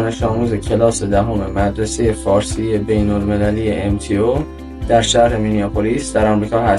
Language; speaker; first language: Persian; early bilingual, heritage; Persian